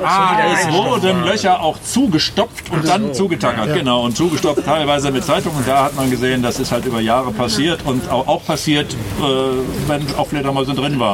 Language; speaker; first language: German; native; German